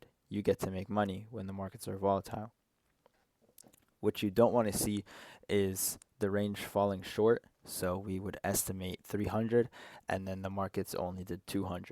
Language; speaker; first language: English; native; English